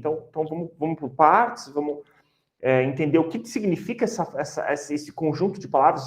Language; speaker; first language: Portuguese; native; Portuguese